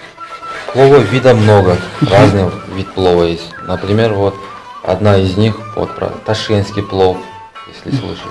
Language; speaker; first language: Russian; non-native, learner; Uzbek